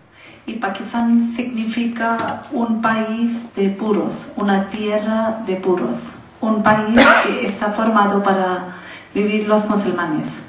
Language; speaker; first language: Spanish; non-native, learner; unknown